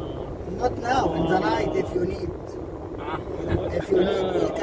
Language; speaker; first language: English; non-native, learner; Arabic